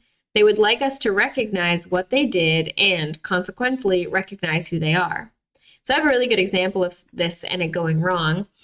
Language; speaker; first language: English; native; English